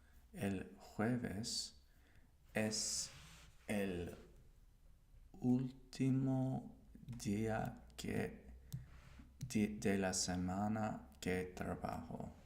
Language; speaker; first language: Spanish; non-native, learner; English